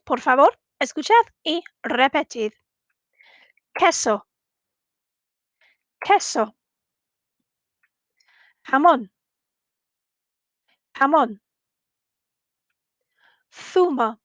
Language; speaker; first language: Spanish; non-native, fluent; English